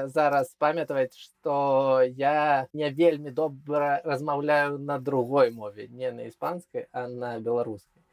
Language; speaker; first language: Belarusian; non-native, local second language; Russian